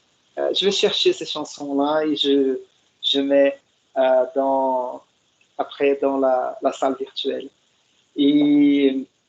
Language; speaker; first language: French; non-native, fluent; Portuguese